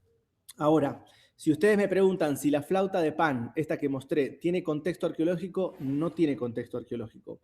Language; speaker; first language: Spanish; native; Spanish